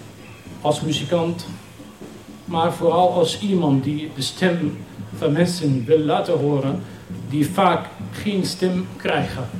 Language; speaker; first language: Dutch; non-native, fluent; Arabic